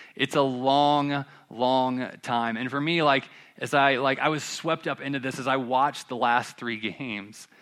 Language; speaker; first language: English; native; English